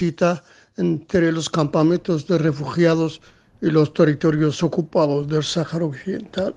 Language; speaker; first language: Spanish; non-native, local second language; Arabic